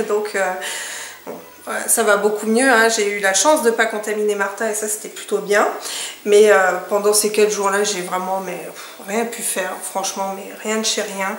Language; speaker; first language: French; native; French